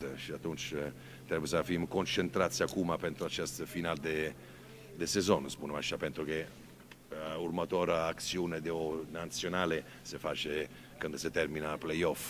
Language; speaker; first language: Romanian; non-native, learner; Italian